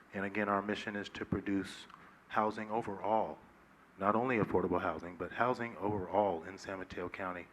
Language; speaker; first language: English; native; English